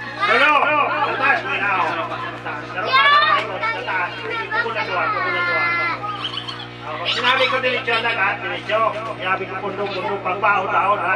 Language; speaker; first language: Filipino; non-native, local second language; Bikol